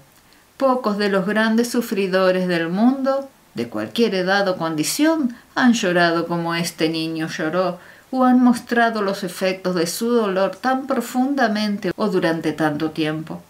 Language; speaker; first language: Spanish; native; Spanish